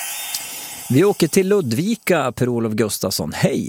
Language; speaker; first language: Swedish; native; Swedish